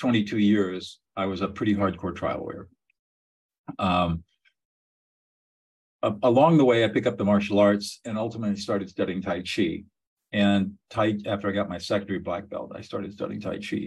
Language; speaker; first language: English; native; English